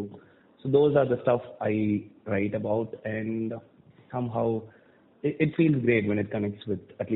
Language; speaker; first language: English; non-native, local second language; Tamil